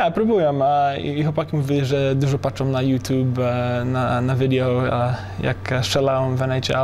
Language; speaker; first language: Polish; early bilingual, heritage; English